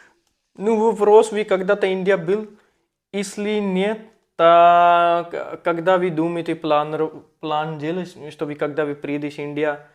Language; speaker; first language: Russian; non-native, learner; Hindi